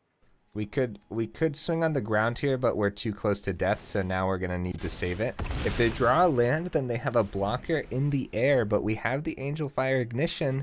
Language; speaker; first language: English; native; English